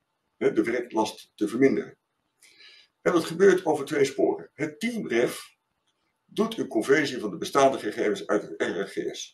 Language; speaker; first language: Dutch; native; Dutch